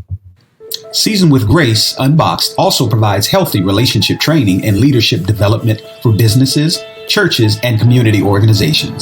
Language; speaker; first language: English; native; English